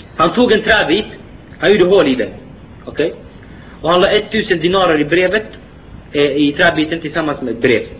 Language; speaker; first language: Swedish; non-native, fluent; Arabic